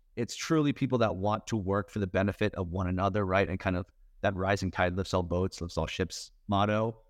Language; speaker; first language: English; native; English